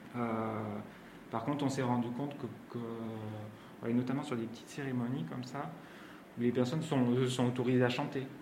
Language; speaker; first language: French; native; French